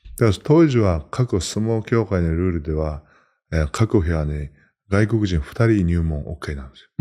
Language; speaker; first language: Japanese; non-native, fluent; Mongolian